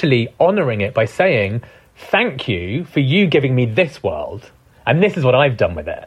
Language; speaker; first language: English; non-native, local second language; Punjabi